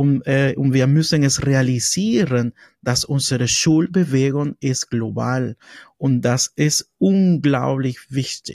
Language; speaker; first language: German; non-native, fluent; Spanish